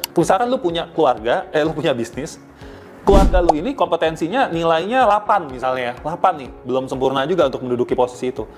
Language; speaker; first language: Indonesian; native; Indonesian